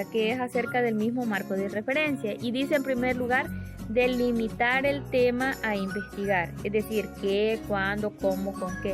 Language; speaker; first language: Spanish; native; Spanish